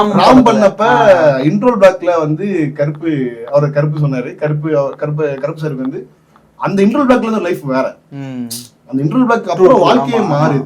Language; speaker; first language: Tamil; native; Tamil